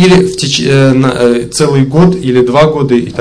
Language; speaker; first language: Russian; native; Russian